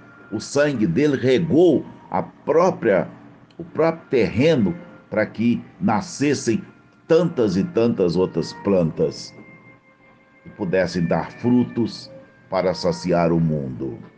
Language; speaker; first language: Portuguese; native; Portuguese